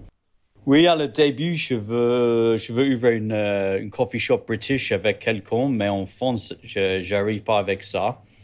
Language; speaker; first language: French; non-native, learner; English